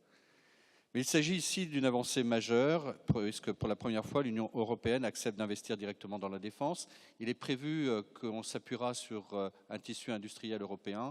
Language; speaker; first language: French; native; French